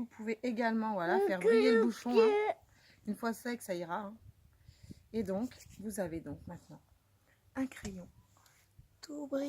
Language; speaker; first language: French; native; French